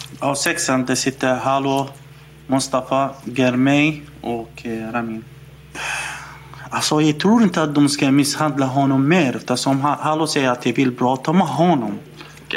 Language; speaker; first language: Swedish; non-native, fluent; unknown